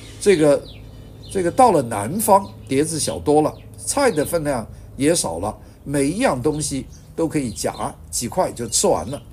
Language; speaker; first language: Chinese; native; Chinese